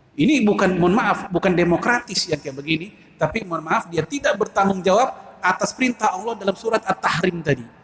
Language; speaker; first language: Indonesian; native; Indonesian